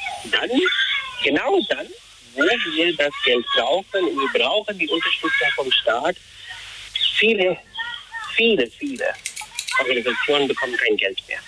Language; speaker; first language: German; non-native, fluent; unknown